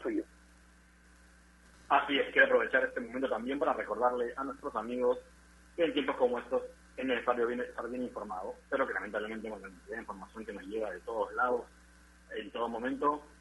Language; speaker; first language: Spanish; native; Spanish